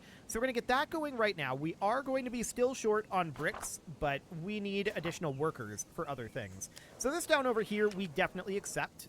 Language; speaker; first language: English; native; English